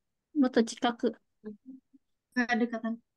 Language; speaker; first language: Japanese; non-native, fluent; Vietnamese